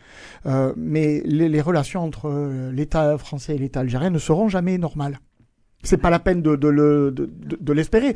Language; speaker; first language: French; native; French